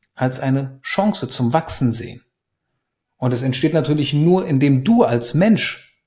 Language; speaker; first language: German; native; German